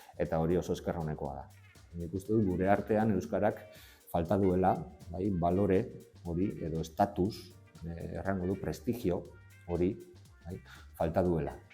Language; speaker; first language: Basque; non-native, local second language; Spanish